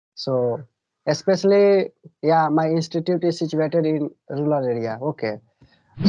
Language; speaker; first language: English; non-native, learner; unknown